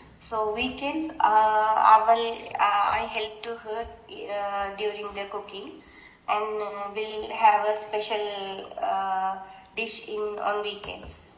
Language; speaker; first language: English; non-native, learner; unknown